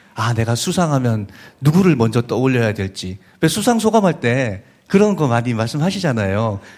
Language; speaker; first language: Korean; native; Korean